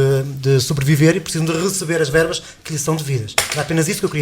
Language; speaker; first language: Portuguese; native; Portuguese